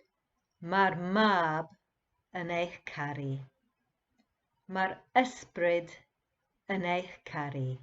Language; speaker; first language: Welsh; non-native, fluent; English